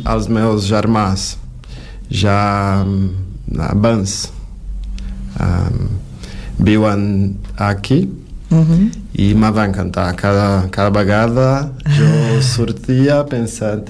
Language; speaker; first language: Catalan; non-native, fluent; Portuguese